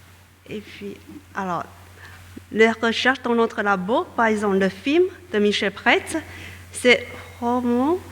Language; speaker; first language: French; non-native, fluent; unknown